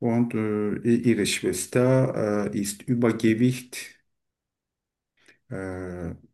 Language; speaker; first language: German; non-native, learner; Turkish